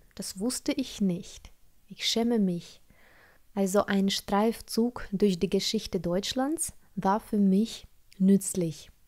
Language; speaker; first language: German; non-native, fluent; Russian